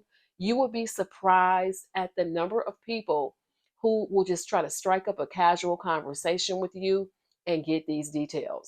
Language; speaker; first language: English; native; English